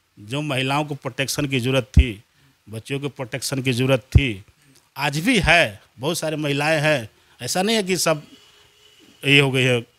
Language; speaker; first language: Hindi; native; Hindi